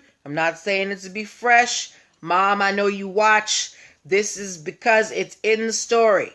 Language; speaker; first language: English; native; English